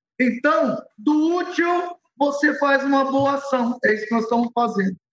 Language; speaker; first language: Portuguese; early bilingual, other home language; Arabic